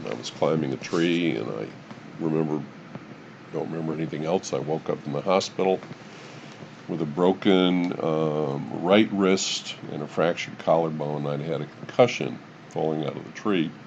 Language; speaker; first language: English; native; English